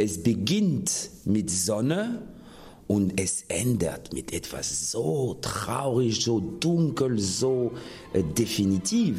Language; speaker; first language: German; non-native, fluent; French